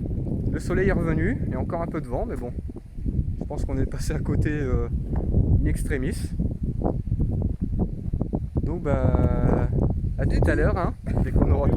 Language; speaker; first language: French; native; French